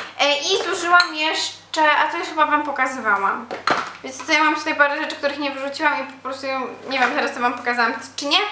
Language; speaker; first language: Polish; native; Polish